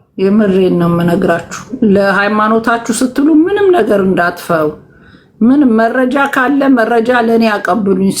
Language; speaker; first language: Amharic; native; Amharic